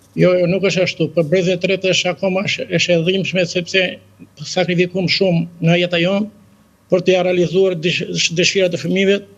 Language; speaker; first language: Albanian; native; Albanian